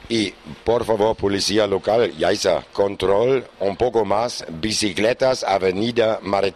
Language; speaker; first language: Spanish; non-native, learner; German